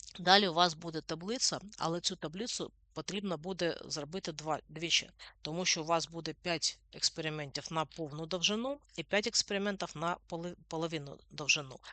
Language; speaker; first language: Ukrainian; non-native, local second language; Russian